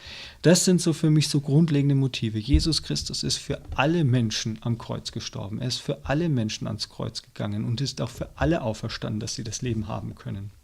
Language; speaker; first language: German; native; German